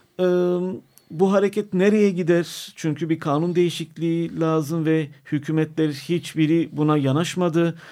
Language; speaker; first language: Turkish; non-native, local second language; Armenian